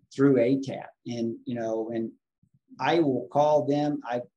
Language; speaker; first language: English; native; English